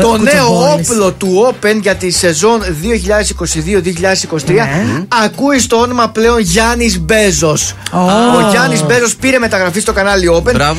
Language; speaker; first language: Greek; native; Greek